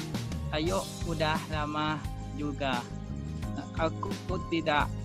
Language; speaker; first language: Indonesian; non-native, learner; Thai